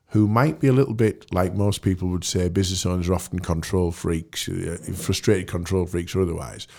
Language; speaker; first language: English; native; English